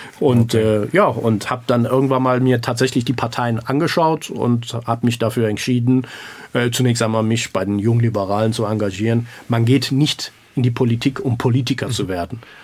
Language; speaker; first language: German; early bilingual, other home language; Persian